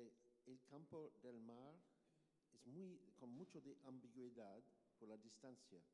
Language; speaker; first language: Spanish; non-native, learner; English